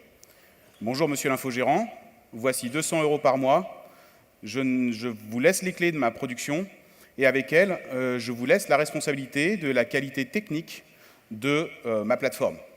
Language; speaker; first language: French; native; French